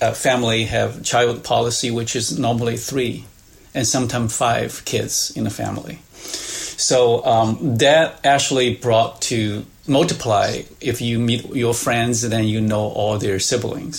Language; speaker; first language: English; non-native, fluent; Chinese